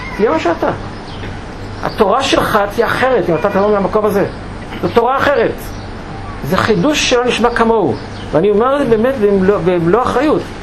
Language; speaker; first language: Hebrew; native; Hebrew